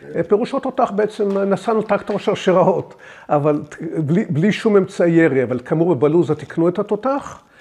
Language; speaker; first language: Hebrew; early bilingual, other home language; English